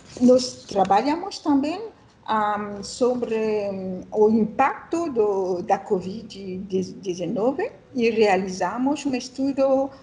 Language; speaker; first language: Portuguese; non-native, learner; French